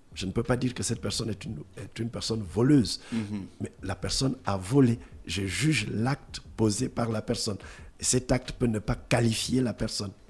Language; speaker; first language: French; non-native, local second language; Lingala